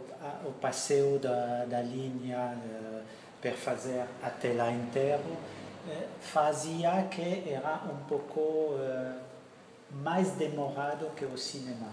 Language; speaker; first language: Portuguese; non-native, fluent; French